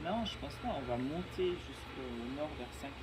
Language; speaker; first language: French; native; French